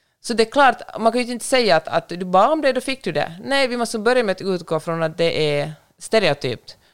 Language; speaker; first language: Swedish; native; Swedish